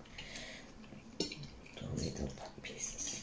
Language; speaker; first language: English; non-native, learner; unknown